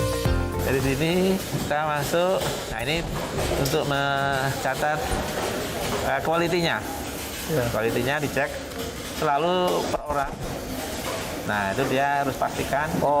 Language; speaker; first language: Indonesian; native; Indonesian